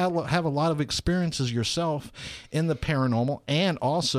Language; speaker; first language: English; native; English